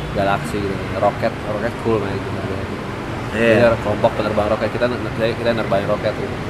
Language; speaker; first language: Indonesian; native; Indonesian